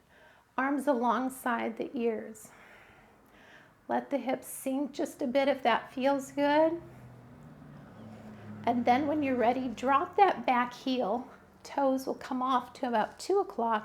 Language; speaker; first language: English; native; English